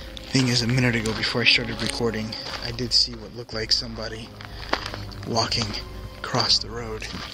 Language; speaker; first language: English; native; English